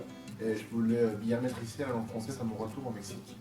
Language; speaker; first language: French; non-native, fluent; Spanish